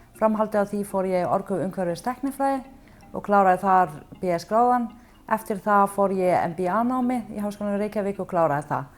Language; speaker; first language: Icelandic; non-native, fluent; Arabic